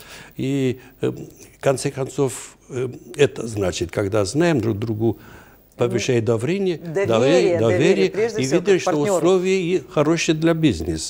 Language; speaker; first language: Russian; non-native, fluent; Romanian